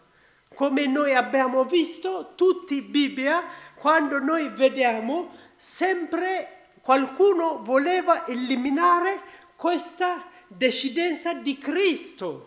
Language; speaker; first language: Italian; non-native, learner; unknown